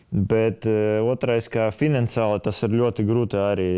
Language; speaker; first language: Latvian; native; Latvian